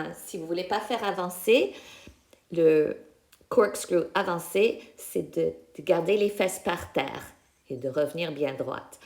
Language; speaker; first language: French; non-native, fluent; English